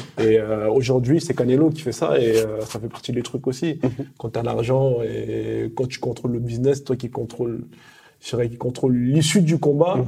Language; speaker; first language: French; early bilingual, other home language; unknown